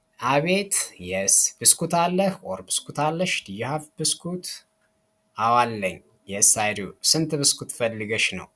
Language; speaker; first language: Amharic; native; Amharic